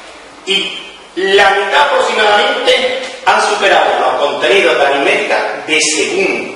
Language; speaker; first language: Spanish; native; Spanish